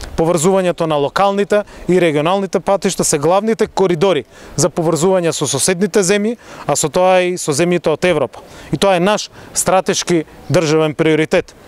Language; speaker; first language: Macedonian; native; Macedonian